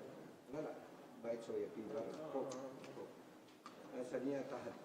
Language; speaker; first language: Arabic; non-native, learner; Indonesian